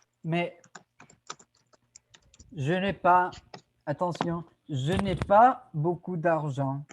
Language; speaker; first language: French; non-native, fluent; Spanish